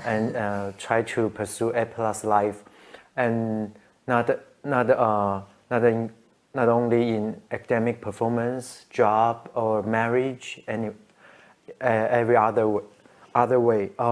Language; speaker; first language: English; non-native, learner; Chinese